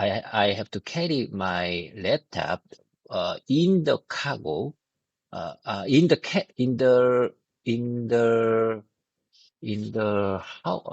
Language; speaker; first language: English; non-native, learner; Korean